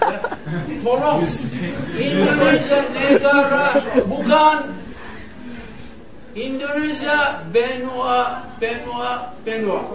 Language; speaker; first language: Indonesian; non-native, learner; Turkish